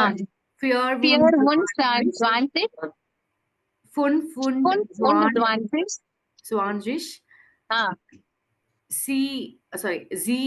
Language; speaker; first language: German; non-native, learner; Tamil